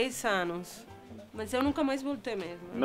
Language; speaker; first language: Portuguese; non-native, fluent; Spanish